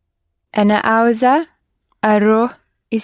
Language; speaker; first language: Arabic; non-native, learner; English